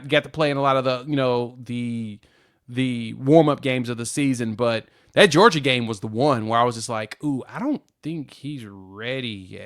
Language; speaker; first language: English; native; English